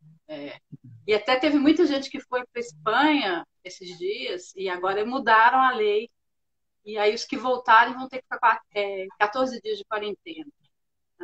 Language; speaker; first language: Portuguese; native; Portuguese